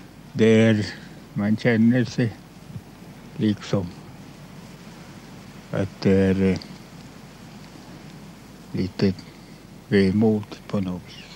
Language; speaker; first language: Swedish; non-native, local second language; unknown